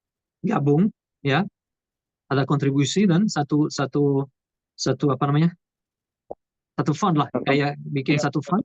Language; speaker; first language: Indonesian; non-native, learner; Portuguese